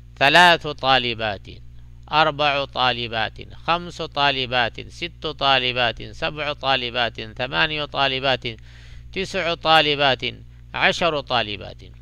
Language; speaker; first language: Urdu; native; Urdu